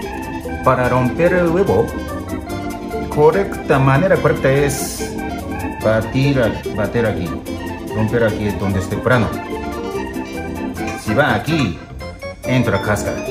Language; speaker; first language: Spanish; non-native, learner; Japanese